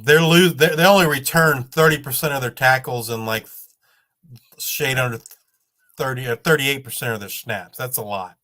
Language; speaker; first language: English; native; English